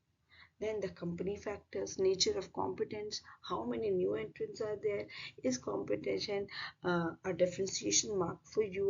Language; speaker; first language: English; non-native, local second language; Hindi